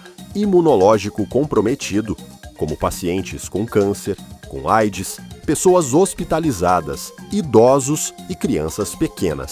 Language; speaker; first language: Portuguese; native; Portuguese